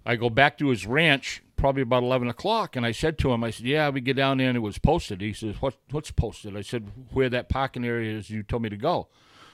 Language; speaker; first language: English; native; English